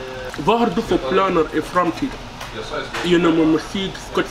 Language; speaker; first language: Swedish; non-native, learner; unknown